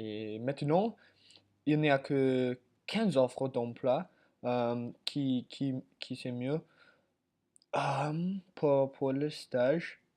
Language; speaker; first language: French; non-native, learner; English